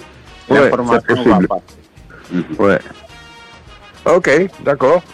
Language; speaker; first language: French; non-native, fluent; Dutch